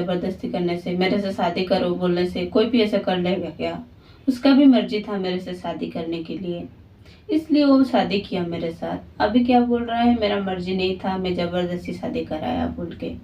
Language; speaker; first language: Hindi; non-native, local second language; Odia